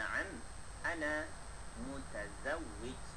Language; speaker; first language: Arabic; non-native, fluent; Malay